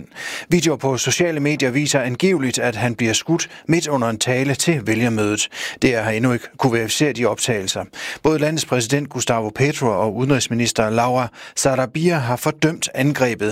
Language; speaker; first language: Danish; native; Danish